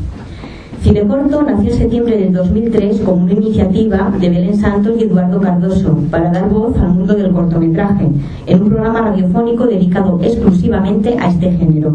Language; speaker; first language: Spanish; native; Spanish